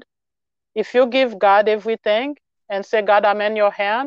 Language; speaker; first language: English; non-native, learner; Haitian Creole